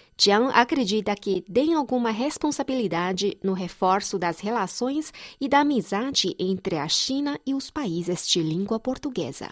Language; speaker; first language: Portuguese; non-native, fluent; Chinese